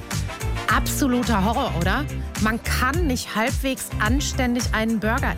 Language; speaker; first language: German; native; German